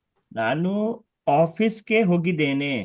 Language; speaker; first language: Kannada; non-native, learner; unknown